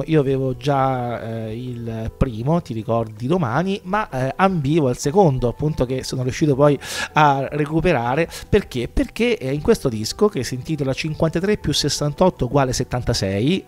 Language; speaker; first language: Italian; native; Italian